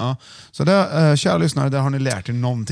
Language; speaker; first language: Swedish; native; Swedish